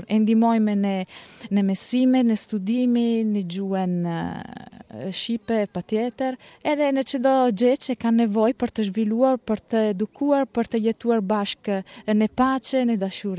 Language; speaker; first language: Albanian; non-native, learner; Italian